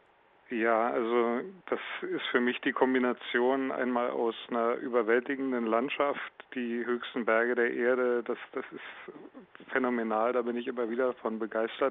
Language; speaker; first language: German; native; German